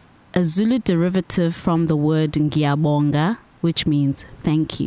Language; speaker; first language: English; non-native, local second language; Xhosa